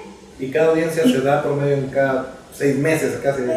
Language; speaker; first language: Spanish; native; Spanish